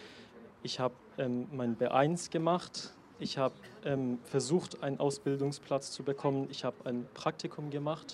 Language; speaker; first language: German; non-native, learner; Persian